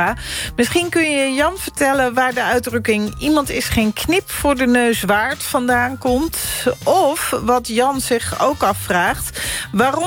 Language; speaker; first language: Dutch; native; Dutch